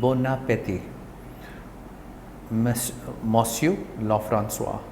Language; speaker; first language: French; non-native, learner; Hindi